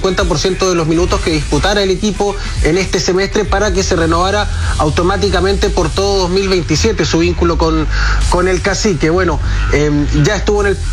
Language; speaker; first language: Spanish; native; Spanish